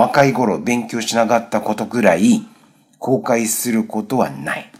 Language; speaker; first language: Japanese; non-native, fluent; Chinese